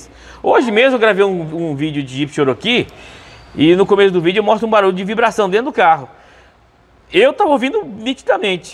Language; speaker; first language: Portuguese; native; Portuguese